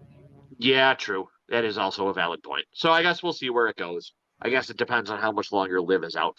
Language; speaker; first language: English; native; English